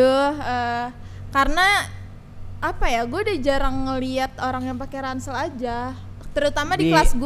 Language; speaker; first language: Indonesian; native; Indonesian